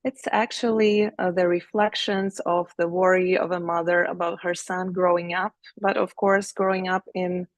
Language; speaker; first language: English; non-native, fluent; Ukrainian